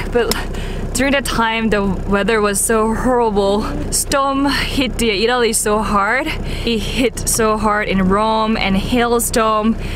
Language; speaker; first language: English; non-native, fluent; Korean